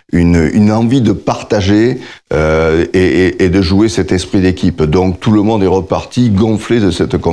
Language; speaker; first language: French; native; French